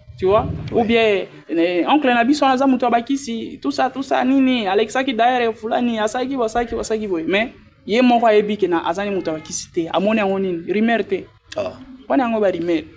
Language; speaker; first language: Lingala; native; Lingala